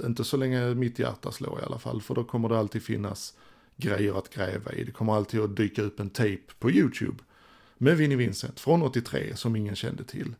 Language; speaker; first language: Swedish; native; Swedish